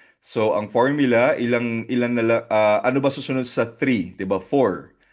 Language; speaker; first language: Filipino; native; Filipino